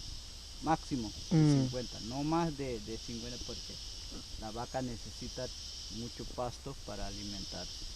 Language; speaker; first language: Spanish; non-native, local second language; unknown